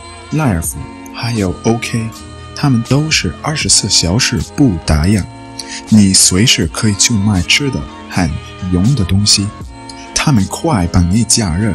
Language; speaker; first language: Chinese; non-native, learner; English